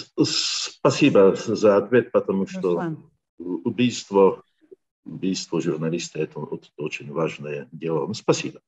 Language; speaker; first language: Russian; non-native, learner; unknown